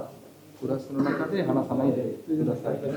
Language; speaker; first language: Japanese; non-native, learner; Bangla